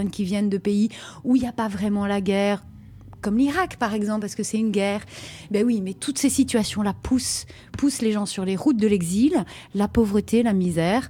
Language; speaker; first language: French; native; French